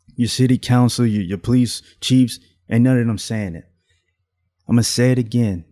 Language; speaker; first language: English; native; English